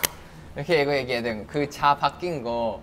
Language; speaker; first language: Korean; non-native, fluent; Thai